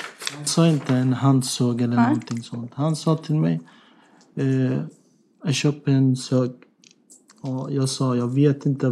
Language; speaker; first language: Swedish; non-native, learner; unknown